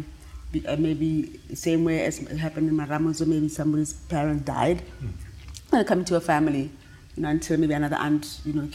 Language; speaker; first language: English; non-native, local second language; Tswana